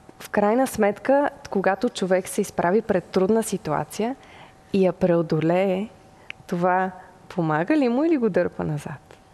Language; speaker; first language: Bulgarian; native; Bulgarian